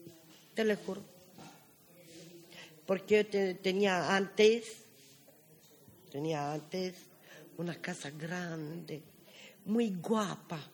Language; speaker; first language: Spanish; non-native, learner; Romany